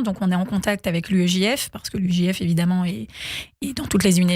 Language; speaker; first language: French; native; French